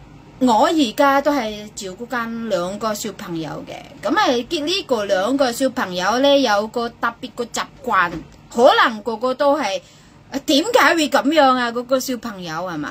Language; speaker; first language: Cantonese; non-native, fluent; Indonesian